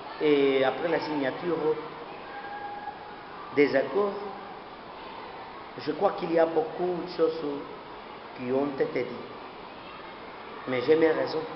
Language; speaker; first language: French; non-native, learner; Spanish